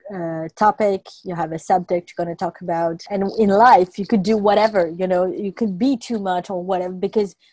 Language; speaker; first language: English; non-native, fluent; French